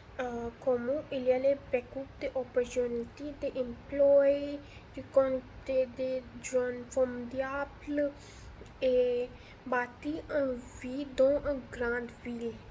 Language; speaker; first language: French; non-native, learner; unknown